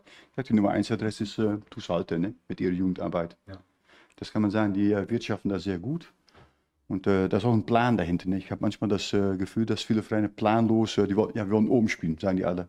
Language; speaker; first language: German; native; German